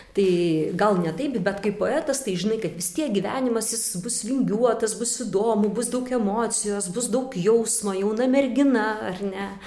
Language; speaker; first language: Lithuanian; native; Lithuanian